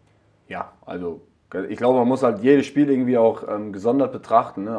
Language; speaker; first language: German; native; German